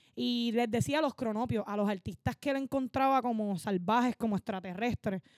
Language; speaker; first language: Spanish; native; Spanish